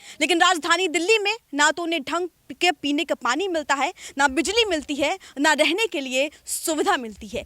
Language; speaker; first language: Hindi; native; Hindi